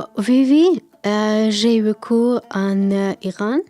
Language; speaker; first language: French; non-native, learner; Persian